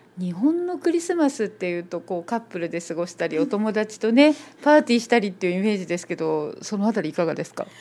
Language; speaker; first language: Japanese; native; Japanese